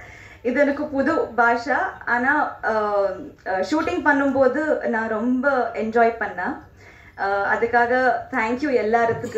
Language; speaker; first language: Tamil; non-native, learner; Telugu